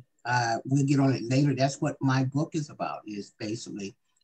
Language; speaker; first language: English; native; English